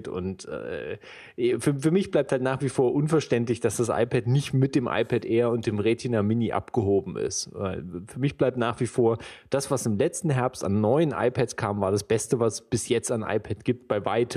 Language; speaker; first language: German; native; German